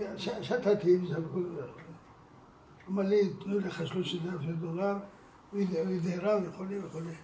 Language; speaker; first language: Hebrew; non-native, fluent; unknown